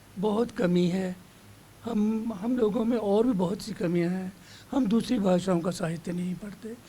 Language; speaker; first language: Hindi; non-native, local second language; Dogri